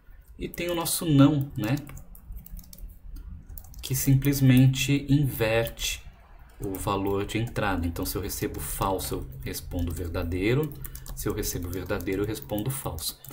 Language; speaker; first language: Portuguese; native; Portuguese